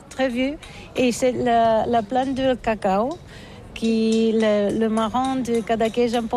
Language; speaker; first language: French; non-native, learner; Catalan